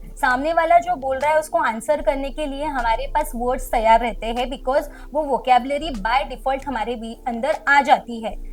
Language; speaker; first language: Hindi; non-native, local second language; Marwari